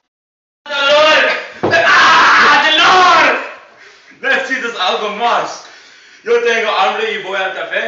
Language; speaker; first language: Spanish; non-native, learner; English